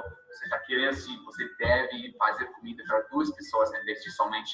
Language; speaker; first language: Portuguese; non-native, fluent; English